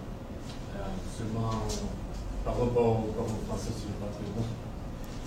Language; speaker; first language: French; non-native, learner; Spanish